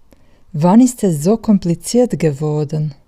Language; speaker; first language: German; non-native, fluent; Croatian